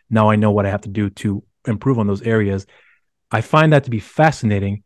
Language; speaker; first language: English; early bilingual, other home language; Spanish